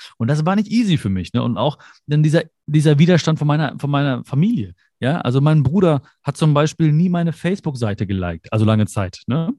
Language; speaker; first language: German; early bilingual, other home language; Malayalam